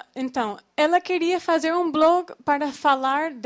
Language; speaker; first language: Portuguese; non-native, fluent; English